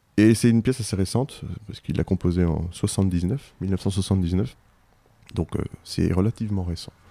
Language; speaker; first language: French; non-native, local second language; Luxembourgish